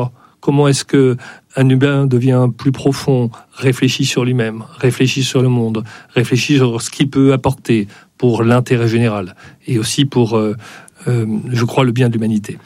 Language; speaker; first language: French; native; French